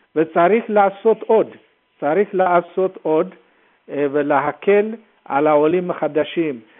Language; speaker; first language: Hebrew; non-native, fluent; Amharic